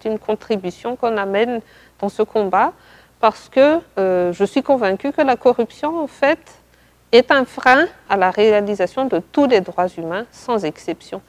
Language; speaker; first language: French; non-native, local second language; Malagasy